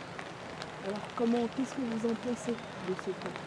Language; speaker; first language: French; native; French